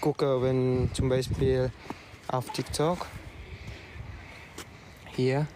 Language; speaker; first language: German; non-native, learner; Indonesian